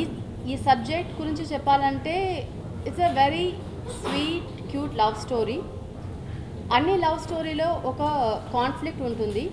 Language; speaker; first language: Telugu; non-native, learner; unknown